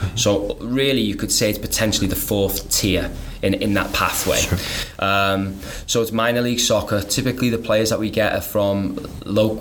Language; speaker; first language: English; native; English